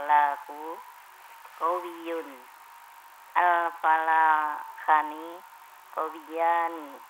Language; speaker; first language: Arabic; non-native, learner; Indonesian